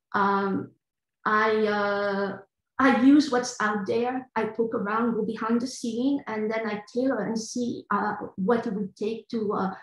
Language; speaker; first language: English; non-native, fluent; French